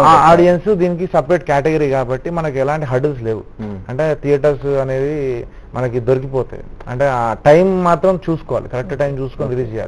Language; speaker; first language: Telugu; native; Telugu